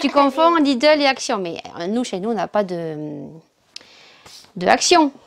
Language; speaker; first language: French; native; French